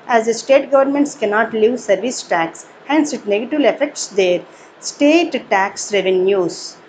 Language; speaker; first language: English; non-native, local second language; Telugu